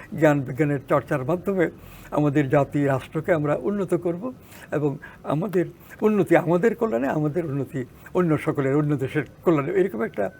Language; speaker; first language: Bangla; native; Bangla